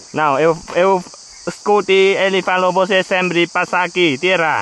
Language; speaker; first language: Portuguese; non-native, learner; Vietnamese